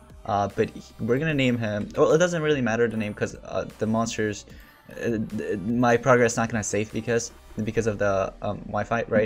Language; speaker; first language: English; native; English